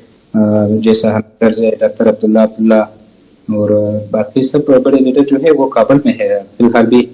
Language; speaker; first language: Urdu; non-native, fluent; Pashto